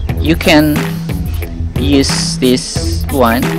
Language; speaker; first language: English; non-native, learner; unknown